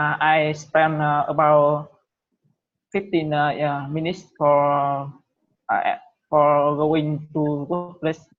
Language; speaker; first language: English; non-native, learner; Vietnamese